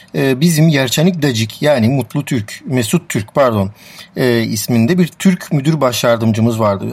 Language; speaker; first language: Turkish; non-native, local second language; Armenian